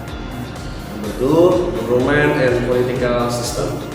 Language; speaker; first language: English; non-native, learner; Indonesian